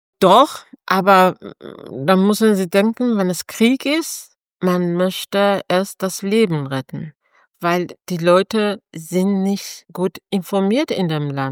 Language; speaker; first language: German; non-native, fluent; Persian